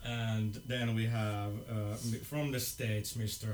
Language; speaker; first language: English; non-native, fluent; Finnish